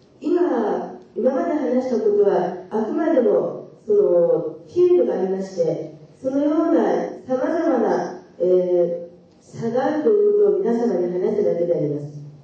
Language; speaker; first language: Japanese; native; Japanese